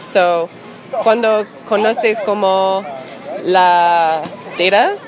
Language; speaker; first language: Spanish; non-native, learner; English